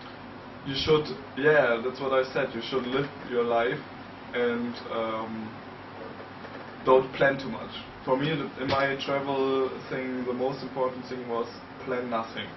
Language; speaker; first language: English; non-native, fluent; German